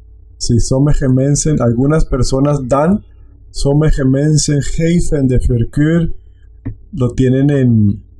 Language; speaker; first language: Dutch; non-native, learner; Spanish